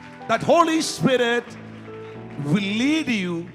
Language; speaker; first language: English; non-native, local second language; Malayalam